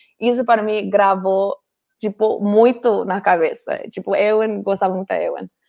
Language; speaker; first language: Portuguese; non-native, fluent; English